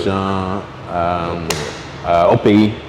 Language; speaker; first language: French; non-native, local second language; Ewe